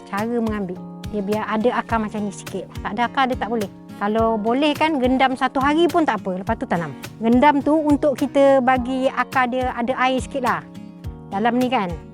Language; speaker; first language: Malay; native; Malay